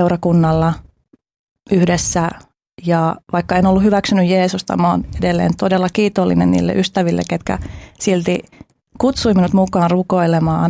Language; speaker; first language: Finnish; early bilingual, other home language; Albanian